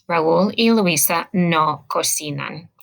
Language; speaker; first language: Spanish; non-native, learner; English